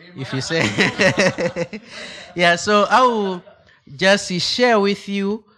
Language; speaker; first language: English; non-native, local second language; Nyanja